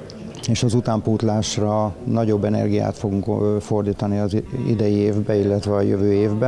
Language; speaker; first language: Hungarian; native; Hungarian